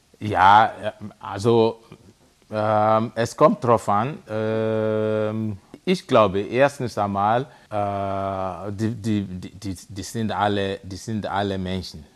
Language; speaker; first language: German; non-native, fluent; Yoruba